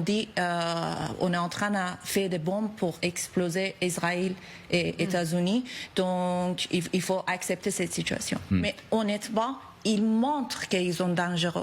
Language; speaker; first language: French; non-native, learner; Persian